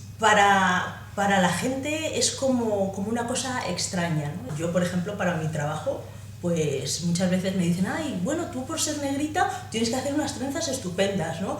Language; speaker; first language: Spanish; native; Spanish